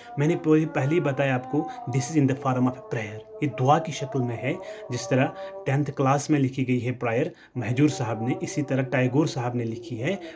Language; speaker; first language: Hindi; non-native, local second language; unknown